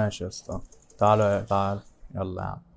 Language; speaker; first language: Arabic; native; Arabic